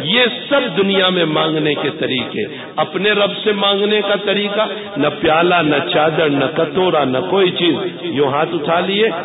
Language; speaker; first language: Urdu; non-native, local second language; Gujarati